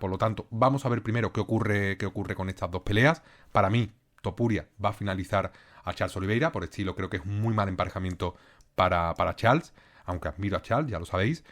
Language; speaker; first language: Spanish; native; Spanish